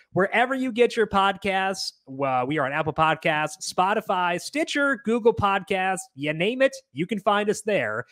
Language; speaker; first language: English; native; English